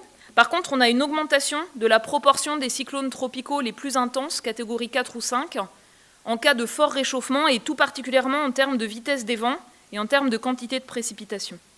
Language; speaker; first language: French; native; French